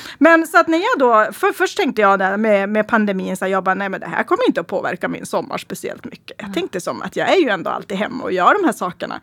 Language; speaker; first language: Swedish; native; Swedish